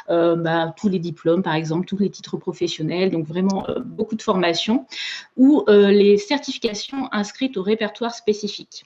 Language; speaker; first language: French; native; French